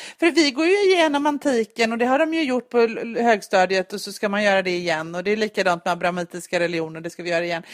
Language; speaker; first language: Swedish; native; Swedish